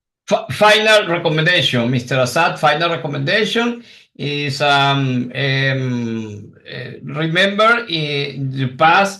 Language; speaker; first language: English; non-native, learner; Spanish